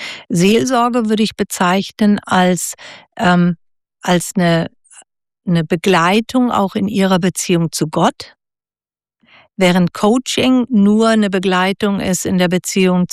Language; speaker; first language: German; native; German